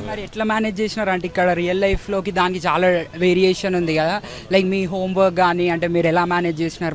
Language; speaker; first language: Telugu; native; Telugu